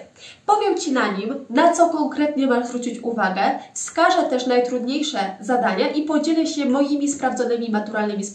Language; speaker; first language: Polish; native; Polish